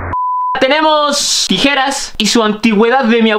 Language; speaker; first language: Spanish; native; Spanish